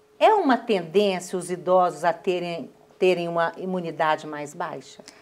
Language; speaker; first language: Portuguese; native; Portuguese